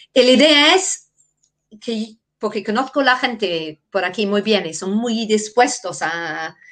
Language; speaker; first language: Spanish; non-native, fluent; English